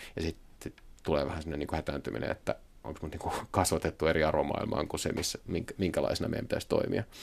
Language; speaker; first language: Finnish; native; Finnish